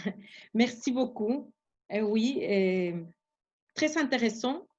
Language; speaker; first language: French; non-native, fluent; Spanish